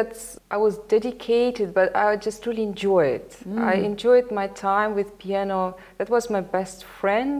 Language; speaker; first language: English; non-native, fluent; Russian